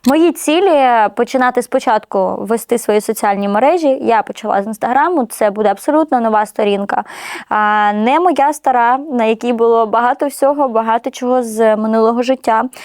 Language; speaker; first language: Ukrainian; non-native, local second language; Russian